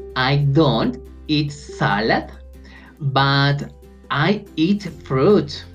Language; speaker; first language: English; non-native, learner; Spanish